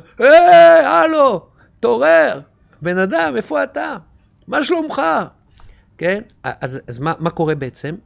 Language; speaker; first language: Hebrew; non-native, fluent; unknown